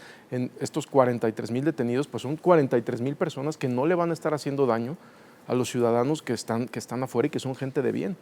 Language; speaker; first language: Spanish; native; Spanish